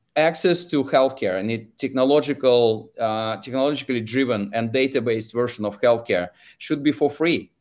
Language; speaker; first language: English; non-native, fluent; Russian